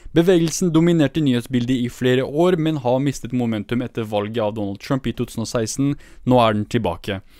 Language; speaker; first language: Norwegian; early bilingual, other home language; Kurdish